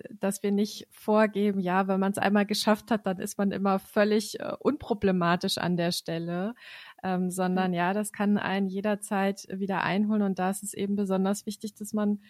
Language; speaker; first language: German; native; German